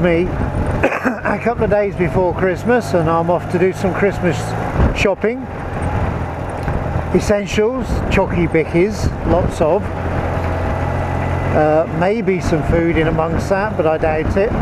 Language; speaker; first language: English; native; English